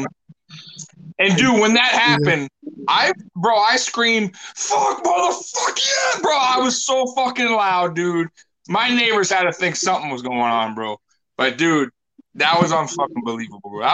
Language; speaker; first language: English; native; English